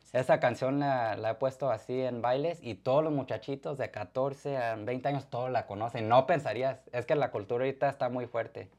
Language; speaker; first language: Spanish; early bilingual, heritage; Spanish